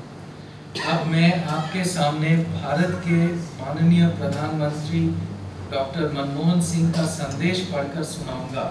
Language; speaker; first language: Hindi; non-native, local second language; Bangla